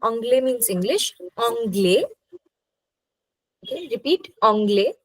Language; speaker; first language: French; non-native, fluent; English